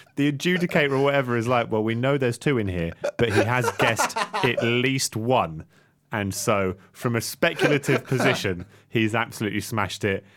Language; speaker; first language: English; native; English